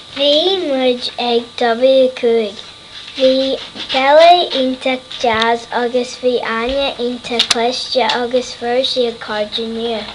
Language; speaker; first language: Irish; non-native, local second language; English